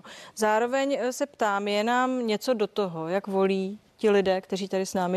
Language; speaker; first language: Czech; native; Czech